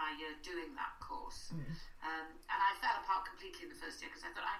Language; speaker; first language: English; native; English